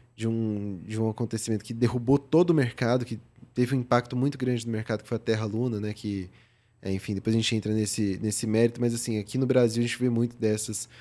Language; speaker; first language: Portuguese; native; Portuguese